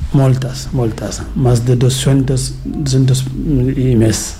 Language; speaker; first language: Catalan; non-native, fluent; Fula